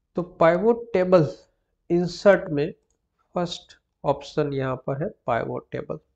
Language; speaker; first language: Hindi; non-native, local second language; Gujarati